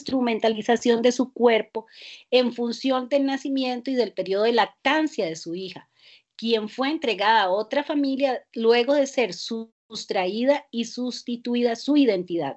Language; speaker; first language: Spanish; native; Spanish